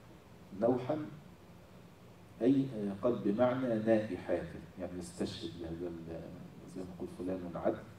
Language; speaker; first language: Arabic; native; Arabic